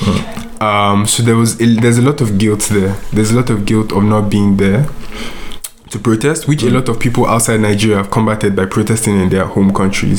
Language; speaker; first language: English; non-native, local second language; Yoruba